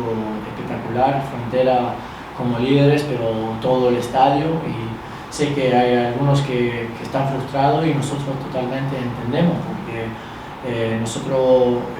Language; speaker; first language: Spanish; early bilingual, other home language; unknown